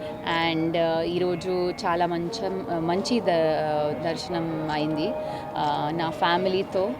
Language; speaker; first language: Telugu; non-native, local second language; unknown